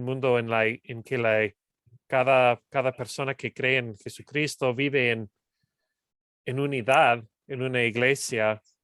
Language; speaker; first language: Spanish; non-native, fluent; English